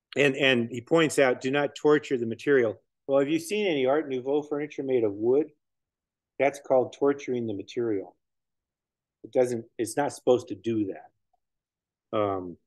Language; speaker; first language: English; native; English